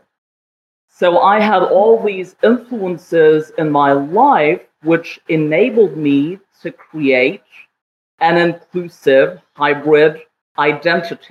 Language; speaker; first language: English; non-native, local second language; Kashmiri